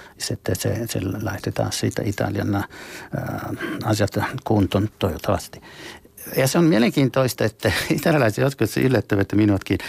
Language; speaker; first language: Finnish; non-native, fluent; Italian